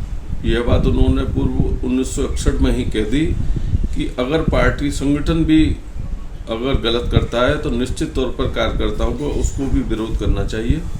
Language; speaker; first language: Hindi; native; Hindi